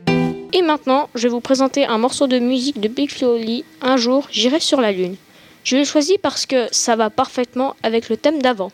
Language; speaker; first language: French; native; French